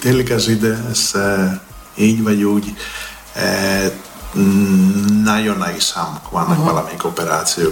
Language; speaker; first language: Hungarian; non-native, learner; Greek